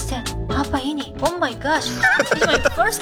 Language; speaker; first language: English; non-native, learner; Korean